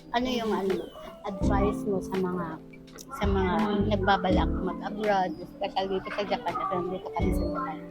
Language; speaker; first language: Filipino; non-native, local second language; Cebuano